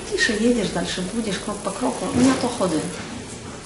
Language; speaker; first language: Polish; non-native, learner; Russian